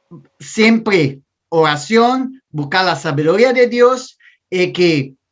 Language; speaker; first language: Spanish; non-native, learner; Portuguese